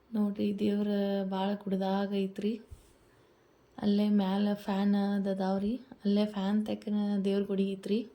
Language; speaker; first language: Kannada; native; Kannada